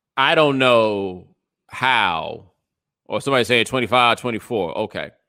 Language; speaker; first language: English; native; English